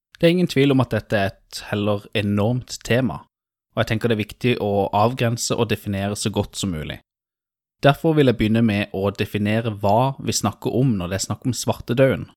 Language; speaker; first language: Norwegian; native; Norwegian